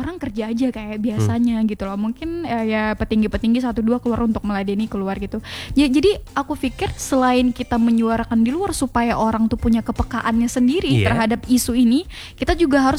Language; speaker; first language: Indonesian; native; Indonesian